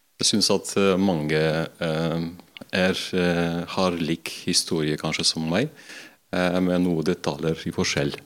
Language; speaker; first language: Norwegian; non-native, fluent; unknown